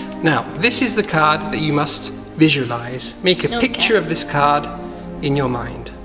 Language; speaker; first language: English; non-native, fluent; German